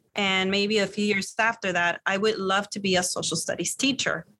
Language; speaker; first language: English; early bilingual, other home language; Spanish